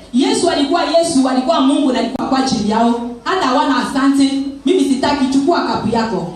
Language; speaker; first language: Swahili; non-native, local second language; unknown